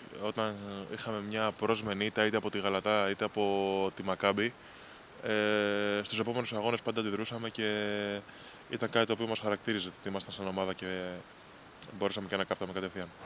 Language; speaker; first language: Greek; native; Greek